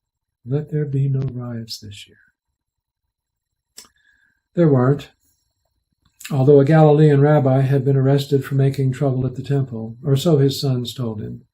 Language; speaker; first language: English; native; English